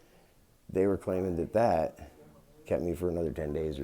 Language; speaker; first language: English; native; English